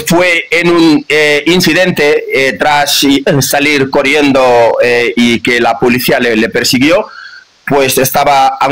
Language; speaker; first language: Spanish; non-native, fluent; Wolof